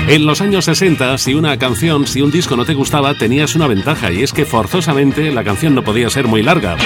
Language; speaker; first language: Spanish; native; Spanish